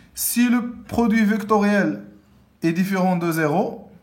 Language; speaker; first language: French; non-native, local second language; Arabic